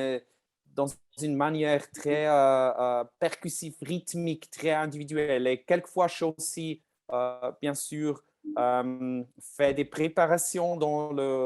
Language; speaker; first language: French; non-native, learner; German